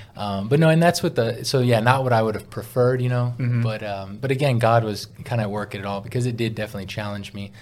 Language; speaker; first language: English; native; English